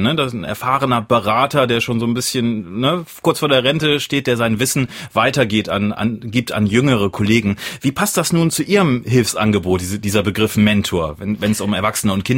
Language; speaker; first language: German; native; German